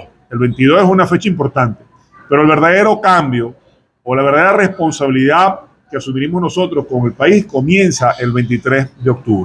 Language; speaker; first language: Spanish; native; Spanish